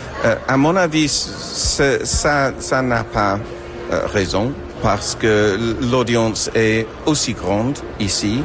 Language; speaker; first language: French; non-native, fluent; English